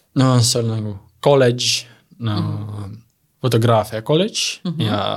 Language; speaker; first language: Estonian; non-native, learner; Russian